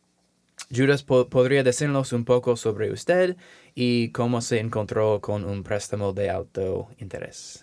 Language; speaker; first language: Spanish; non-native, learner; English